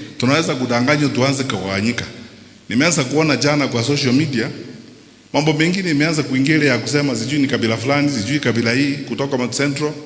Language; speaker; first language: Swahili; non-native, local second language; Gusii